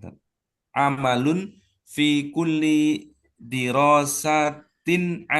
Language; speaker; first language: Arabic; non-native, learner; Indonesian